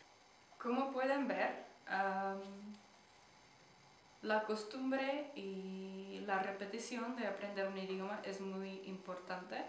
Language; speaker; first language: Spanish; non-native, fluent; Czech